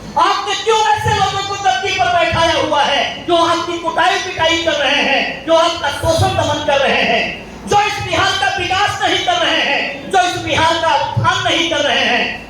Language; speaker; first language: Hindi; native; Hindi